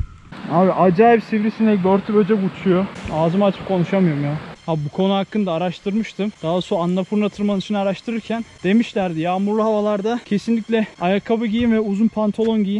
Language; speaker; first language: Turkish; native; Turkish